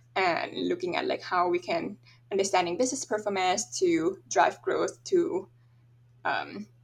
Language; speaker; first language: English; non-native, fluent; Thai